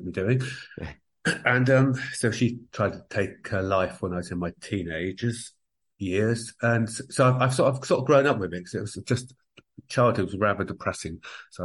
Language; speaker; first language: English; native; English